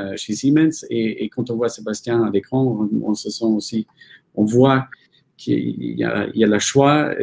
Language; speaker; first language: French; non-native, fluent; German